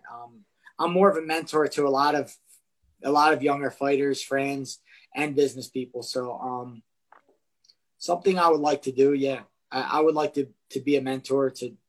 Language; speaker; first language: English; native; English